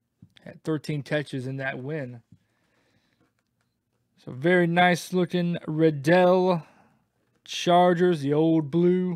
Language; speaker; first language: English; native; English